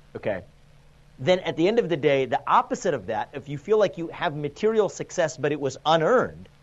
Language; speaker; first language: English; native; English